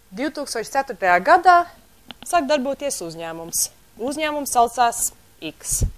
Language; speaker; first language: Latvian; early bilingual, heritage; Latvian